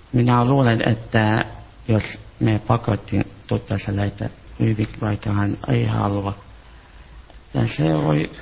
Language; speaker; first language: Finnish; non-native, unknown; Arabic